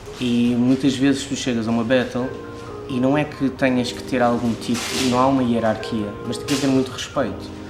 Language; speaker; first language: Portuguese; native; Portuguese